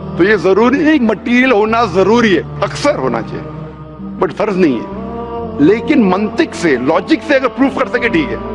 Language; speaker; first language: Hindi; non-native, local second language; Konkani